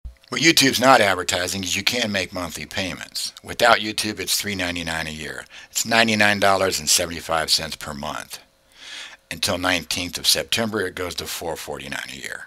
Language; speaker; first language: English; native; English